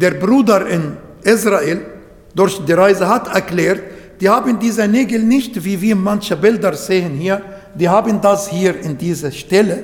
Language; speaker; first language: German; non-native, learner; Arabic